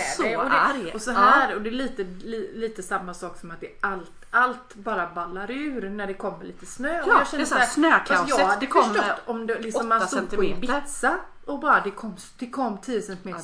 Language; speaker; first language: Swedish; native; Swedish